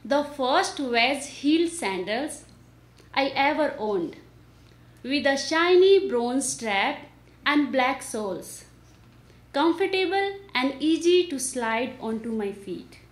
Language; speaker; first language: English; non-native, local second language; Nepali